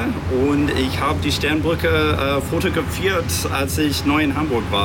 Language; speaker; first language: German; non-native, learner; English